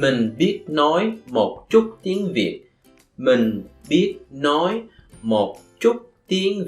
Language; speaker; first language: Vietnamese; non-native, fluent; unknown